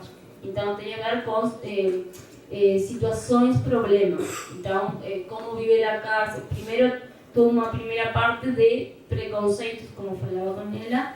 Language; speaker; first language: Portuguese; non-native, fluent; Spanish